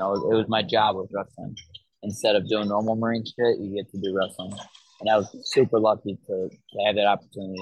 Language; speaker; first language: English; native; English